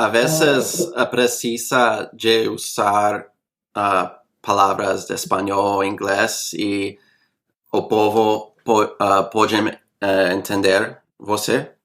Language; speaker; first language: Portuguese; non-native, learner; English